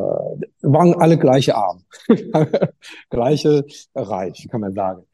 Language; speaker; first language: German; non-native, learner; Chinese